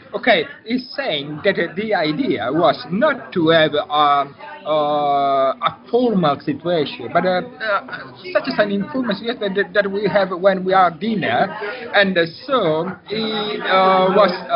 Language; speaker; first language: English; non-native, learner; Italian